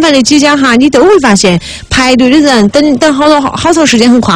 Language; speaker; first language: Chinese; native; Chinese